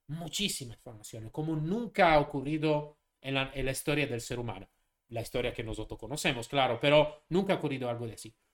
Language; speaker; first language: Spanish; non-native, fluent; Italian